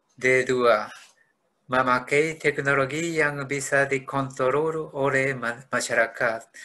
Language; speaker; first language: Indonesian; non-native, fluent; Japanese